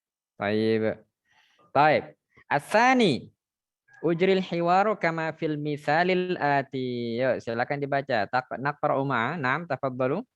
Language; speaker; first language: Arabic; non-native, fluent; Indonesian